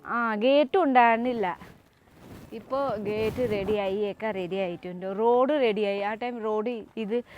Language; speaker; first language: Malayalam; non-native, learner; Nepali